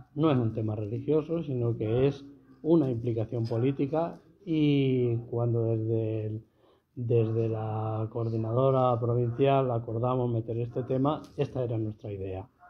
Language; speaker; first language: Spanish; native; Spanish